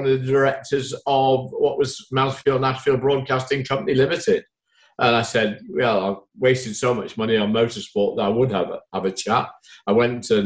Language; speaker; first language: English; native; English